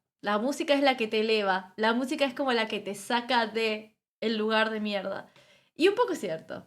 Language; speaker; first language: Spanish; native; Spanish